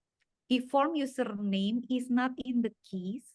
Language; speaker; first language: English; non-native, fluent; Indonesian